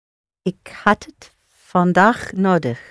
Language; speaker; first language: Dutch; non-native, learner; English